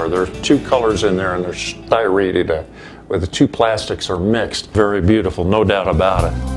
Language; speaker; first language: English; native; English